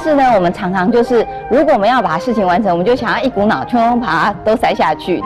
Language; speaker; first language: Chinese; native; Chinese